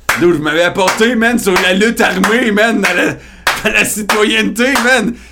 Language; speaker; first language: French; native; French